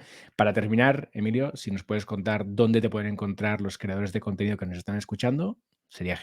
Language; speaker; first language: Spanish; native; Spanish